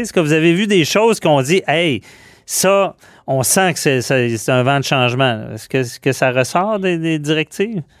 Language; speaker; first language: French; native; French